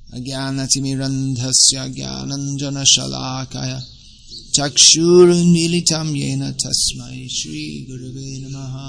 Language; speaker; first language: Bangla; non-native, fluent; English